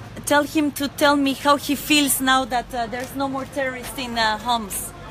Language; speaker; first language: English; non-native, fluent; Spanish